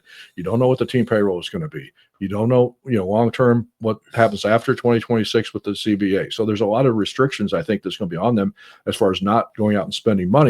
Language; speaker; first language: English; native; English